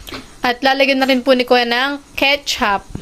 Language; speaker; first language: Filipino; native; Filipino